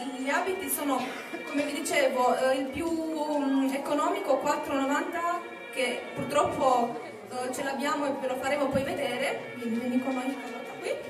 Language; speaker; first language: Italian; non-native, fluent; Romanian